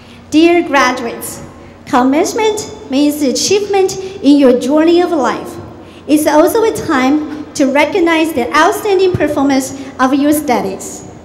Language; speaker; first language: English; non-native, fluent; Chinese